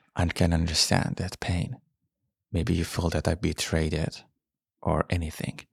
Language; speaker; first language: English; non-native, fluent; Persian